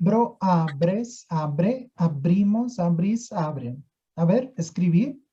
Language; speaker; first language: Spanish; non-native, fluent; Portuguese